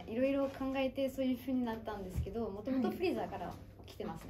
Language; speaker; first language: Japanese; non-native, fluent; French